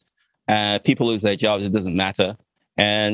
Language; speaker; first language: English; native; English